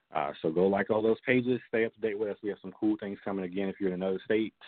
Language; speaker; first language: English; native; English